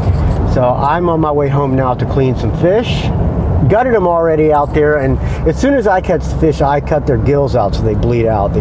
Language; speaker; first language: English; native; English